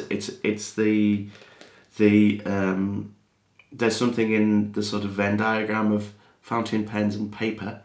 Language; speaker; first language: English; native; English